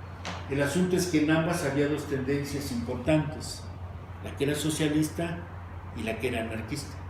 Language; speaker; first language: Spanish; native; Spanish